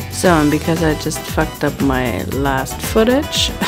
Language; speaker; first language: English; non-native, fluent; German